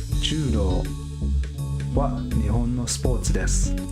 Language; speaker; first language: Japanese; non-native, learner; Cantonese